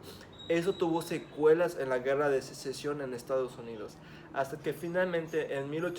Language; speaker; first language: Spanish; native; Spanish